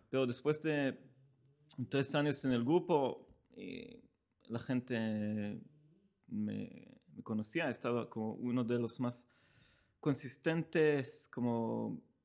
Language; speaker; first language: Spanish; non-native, learner; Hebrew